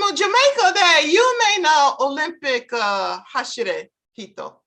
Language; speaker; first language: Japanese; non-native, learner; English